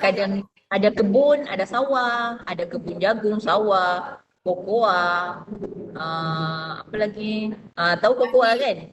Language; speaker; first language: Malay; non-native, local second language; Buginese